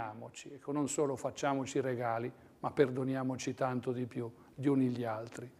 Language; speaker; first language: Italian; native; Italian